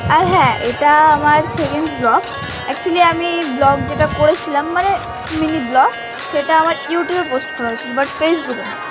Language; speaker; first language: Bangla; non-native, local second language; Hindi